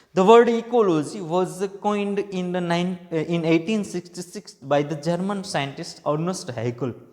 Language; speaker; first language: English; non-native, local second language; Gujarati